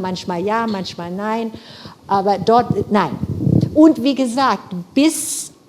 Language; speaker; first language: German; non-native, fluent; English